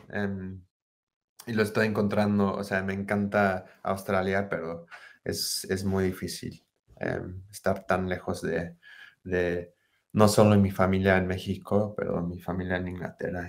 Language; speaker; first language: Spanish; early bilingual, heritage; Spanish